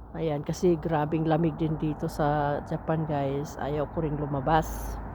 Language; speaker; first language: Filipino; non-native, local second language; Cebuano